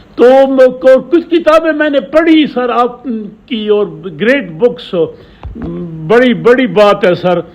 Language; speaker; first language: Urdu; non-native, local second language; Pashto